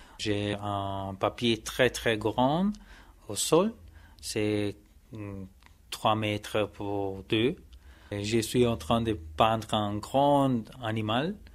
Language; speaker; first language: French; non-native, learner; Italian